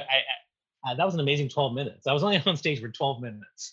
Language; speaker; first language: English; native; English